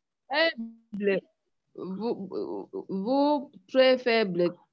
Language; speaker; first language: French; non-native, learner; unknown